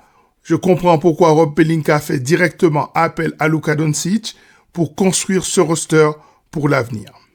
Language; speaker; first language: French; native; French